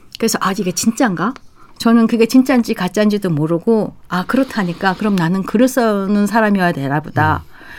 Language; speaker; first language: Korean; native; Korean